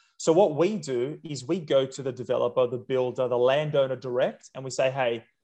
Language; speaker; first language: English; native; English